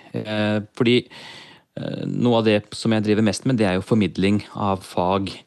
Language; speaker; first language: Norwegian; early bilingual, other home language; Urdu